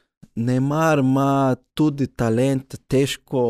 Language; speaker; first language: Slovenian; early bilingual, other home language; Portuguese